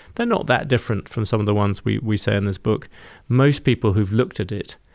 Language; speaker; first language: English; native; English